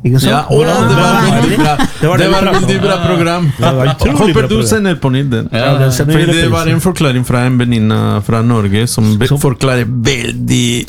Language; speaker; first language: Swedish; non-native, learner; Spanish